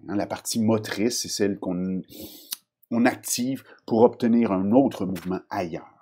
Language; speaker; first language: French; native; French